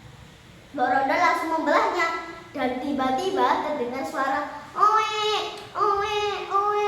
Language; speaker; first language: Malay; non-native, local second language; Javanese